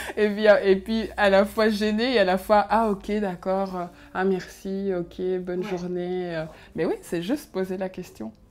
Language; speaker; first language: French; early bilingual, other home language; Kinyarwanda